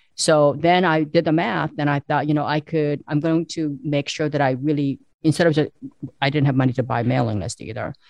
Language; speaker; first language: English; early bilingual, other home language; Korean